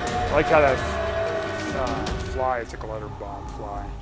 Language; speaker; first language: English; native; English